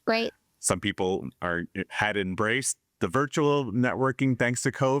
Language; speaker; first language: English; native; English